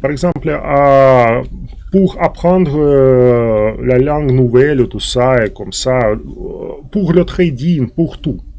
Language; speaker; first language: French; non-native, fluent; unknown